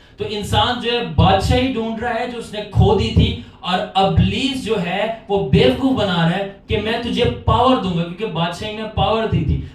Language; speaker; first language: Urdu; native; Urdu